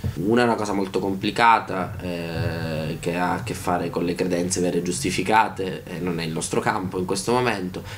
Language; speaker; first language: Italian; native; Italian